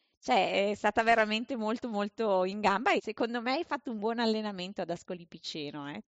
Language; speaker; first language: Italian; native; Italian